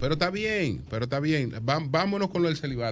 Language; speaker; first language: Spanish; native; Spanish